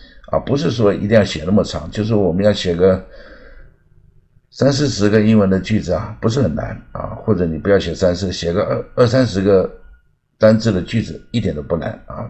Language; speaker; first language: Chinese; native; Chinese